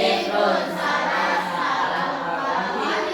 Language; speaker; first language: Arabic; non-native, learner; Indonesian